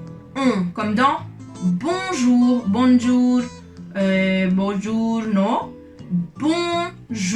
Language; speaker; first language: French; non-native, fluent; Punjabi